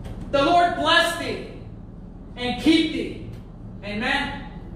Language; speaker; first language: English; early bilingual, other home language; Spanish